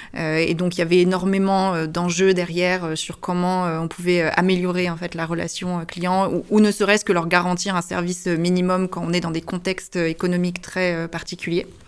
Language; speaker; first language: French; early bilingual, heritage; French